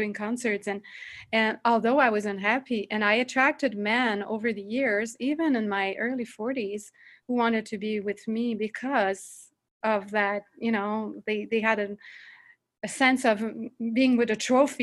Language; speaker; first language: English; non-native, fluent; French